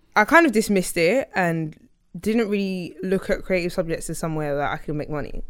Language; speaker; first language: English; native; English